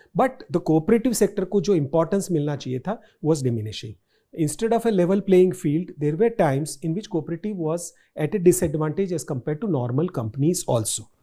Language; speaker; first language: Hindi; non-native, local second language; Gujarati